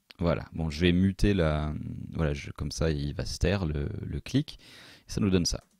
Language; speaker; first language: French; native; French